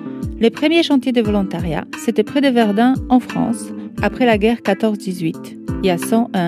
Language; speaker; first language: French; native; French